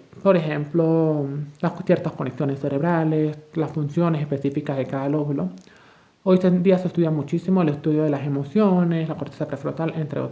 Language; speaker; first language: Spanish; native; Spanish